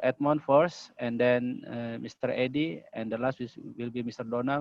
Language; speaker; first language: English; non-native, learner; Indonesian